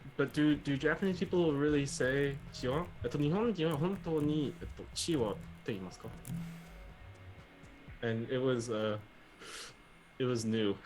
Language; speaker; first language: Japanese; non-native, learner; English